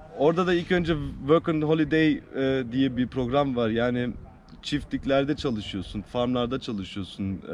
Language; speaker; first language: Turkish; early bilingual, heritage; Turkish